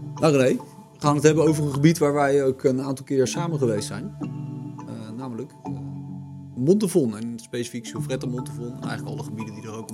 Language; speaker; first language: Dutch; native; Dutch